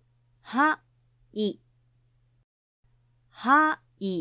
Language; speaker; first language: Japanese; native; Japanese